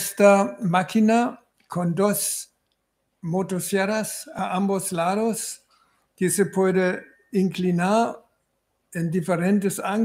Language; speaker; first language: Spanish; non-native, fluent; German